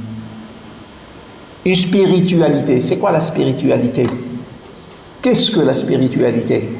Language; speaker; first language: French; non-native, local second language; Arabic